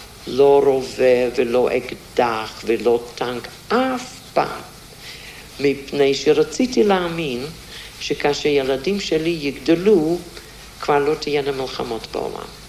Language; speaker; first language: Hebrew; non-native, fluent; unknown